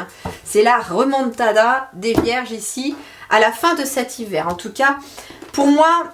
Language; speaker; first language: French; native; French